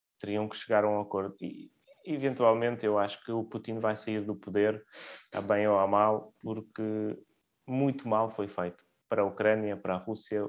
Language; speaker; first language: Portuguese; early bilingual, other home language; Russian